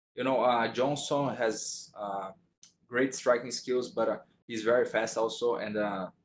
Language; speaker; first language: English; non-native, fluent; Portuguese